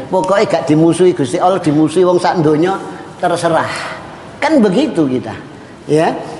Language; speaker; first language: Indonesian; native; Indonesian